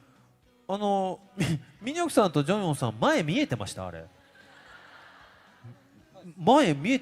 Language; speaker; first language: Japanese; native; Japanese